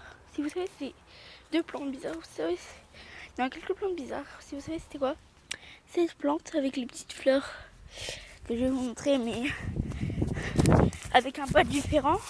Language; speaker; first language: French; native; French